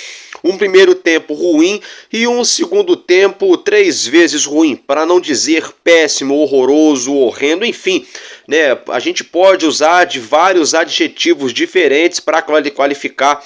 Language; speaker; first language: Portuguese; native; Portuguese